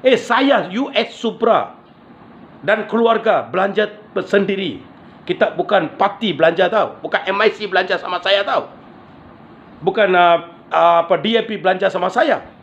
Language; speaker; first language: Malay; non-native, local second language; Tamil